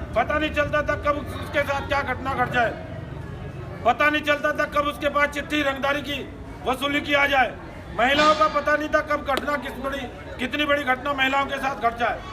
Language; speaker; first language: Hindi; native; Hindi